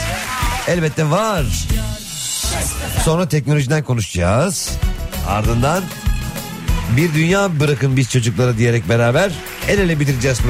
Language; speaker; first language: Turkish; native; Turkish